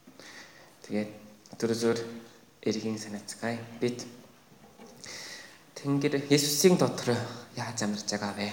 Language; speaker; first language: Mongolian; non-native, fluent; Korean